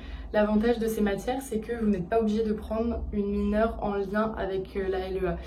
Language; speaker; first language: French; native; French